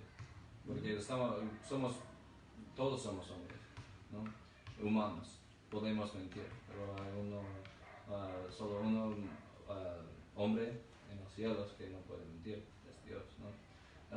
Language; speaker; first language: Spanish; non-native, learner; English